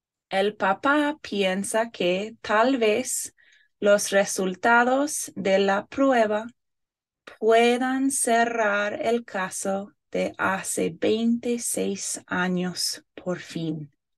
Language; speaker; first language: Spanish; non-native, fluent; English